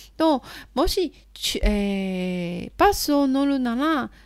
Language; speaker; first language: Japanese; non-native, fluent; Chinese